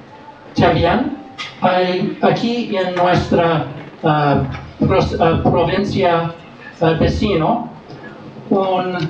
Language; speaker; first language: Spanish; non-native, learner; English